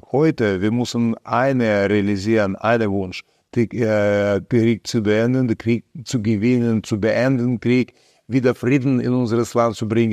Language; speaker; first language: German; non-native, fluent; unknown